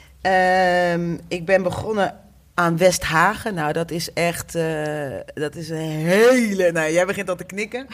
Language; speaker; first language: Dutch; native; Dutch